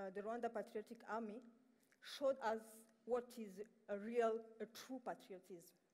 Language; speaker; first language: English; non-native, local second language; Kinyarwanda